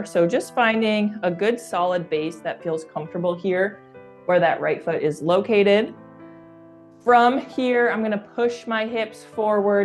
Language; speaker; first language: English; native; English